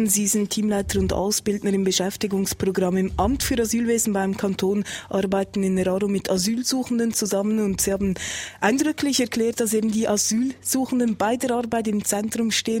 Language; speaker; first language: German; native; German